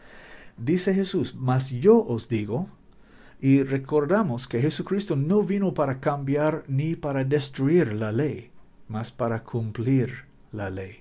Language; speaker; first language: Spanish; non-native, learner; English